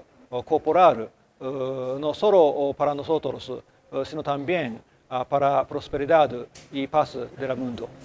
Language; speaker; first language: Spanish; non-native, learner; Japanese